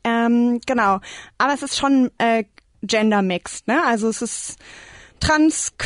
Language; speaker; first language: German; native; German